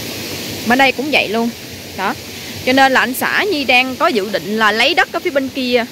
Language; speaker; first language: Vietnamese; native; Vietnamese